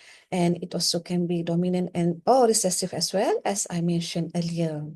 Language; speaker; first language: English; non-native, local second language; Malay